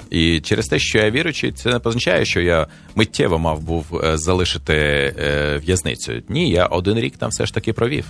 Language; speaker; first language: Ukrainian; native; Ukrainian